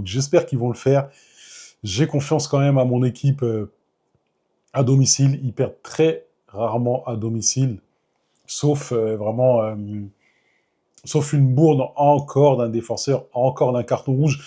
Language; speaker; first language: French; native; French